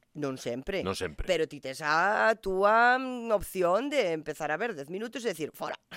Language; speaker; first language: Galician; non-native, local second language; Spanish